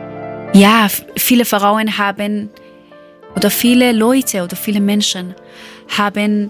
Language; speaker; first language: German; non-native, learner; Persian